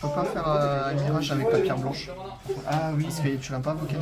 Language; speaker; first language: French; native; French